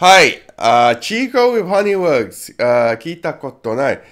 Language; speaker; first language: Japanese; non-native, learner; English